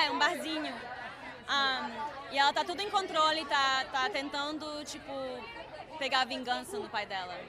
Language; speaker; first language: Portuguese; early bilingual, heritage; English